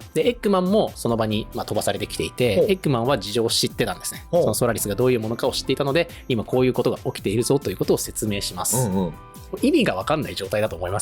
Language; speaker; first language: Japanese; native; Japanese